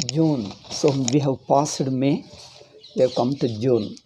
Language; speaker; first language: English; non-native, local second language; Kannada